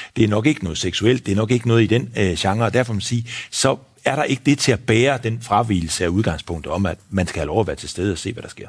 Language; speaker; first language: Danish; native; Danish